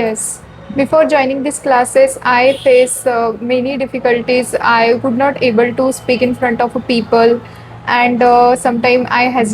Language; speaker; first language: English; non-native, learner; Marathi